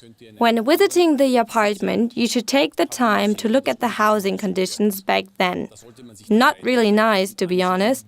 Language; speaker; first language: English; non-native, fluent; German